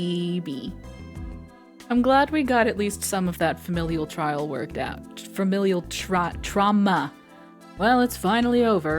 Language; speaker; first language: English; native; English